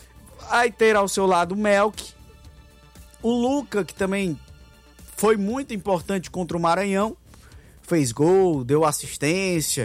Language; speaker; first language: Portuguese; native; Portuguese